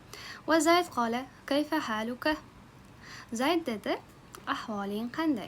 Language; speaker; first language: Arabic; non-native, fluent; Uzbek